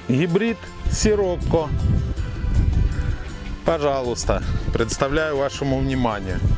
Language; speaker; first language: Russian; native; Russian